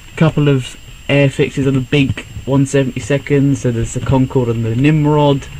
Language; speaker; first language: English; native; English